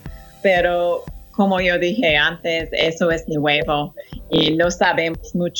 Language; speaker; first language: Spanish; non-native, fluent; English